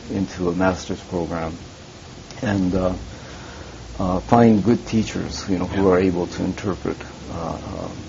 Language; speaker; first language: English; early bilingual, other home language; Japanese